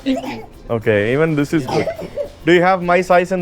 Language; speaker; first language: English; non-native, local second language; Malayalam